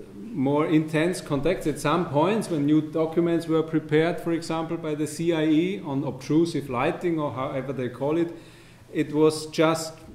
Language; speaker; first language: English; non-native, fluent; German